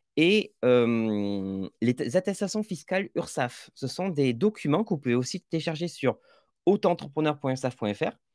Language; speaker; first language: French; native; French